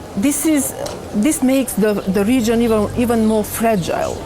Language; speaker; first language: English; non-native, fluent; Macedonian